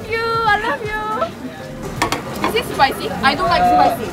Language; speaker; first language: English; non-native, learner; Korean